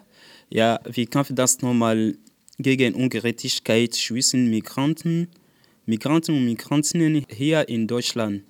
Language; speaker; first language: German; non-native, fluent; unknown